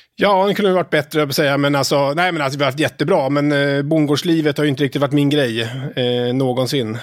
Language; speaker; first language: Swedish; native; Swedish